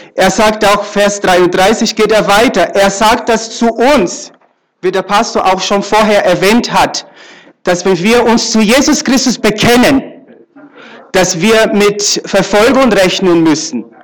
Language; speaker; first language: German; non-native, fluent; Portuguese